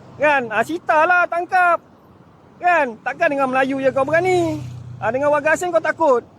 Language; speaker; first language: Malay; native; Malay